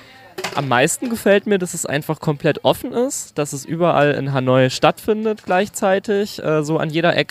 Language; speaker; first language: German; native; German